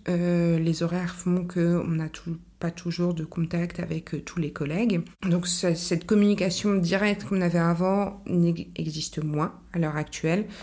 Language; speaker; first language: French; native; French